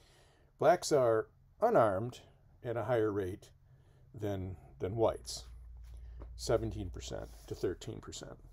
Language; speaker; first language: English; native; English